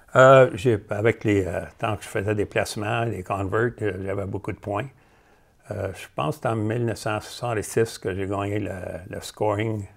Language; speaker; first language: French; native; French